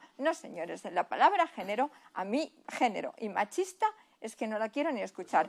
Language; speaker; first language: Spanish; native; Spanish